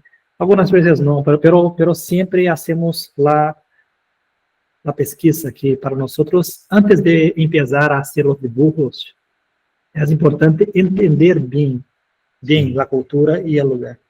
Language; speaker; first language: Spanish; non-native, fluent; Portuguese